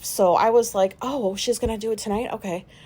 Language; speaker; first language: English; native; English